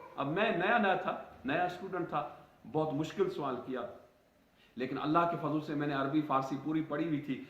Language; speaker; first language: Urdu; non-native, local second language; Sindhi